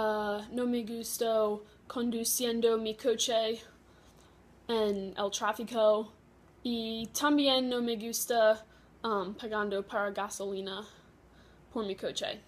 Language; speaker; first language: Spanish; non-native, learner; English